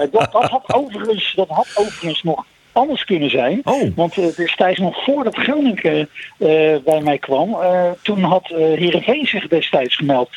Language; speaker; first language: Dutch; native; Dutch